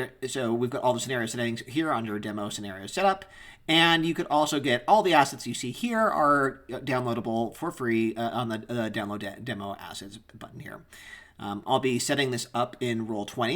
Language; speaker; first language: English; native; English